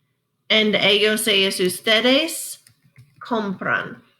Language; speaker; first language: Spanish; non-native, fluent; English